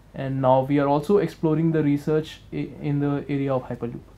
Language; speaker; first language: English; non-native, local second language; Hindi